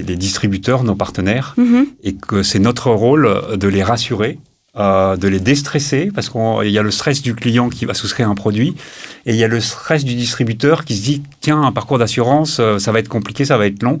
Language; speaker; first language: French; native; French